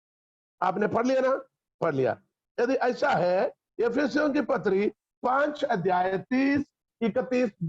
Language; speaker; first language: Hindi; non-native, local second language; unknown